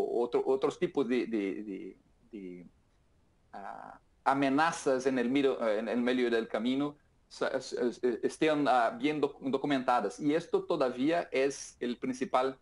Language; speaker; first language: Spanish; non-native, fluent; Portuguese